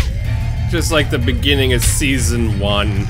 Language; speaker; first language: English; native; English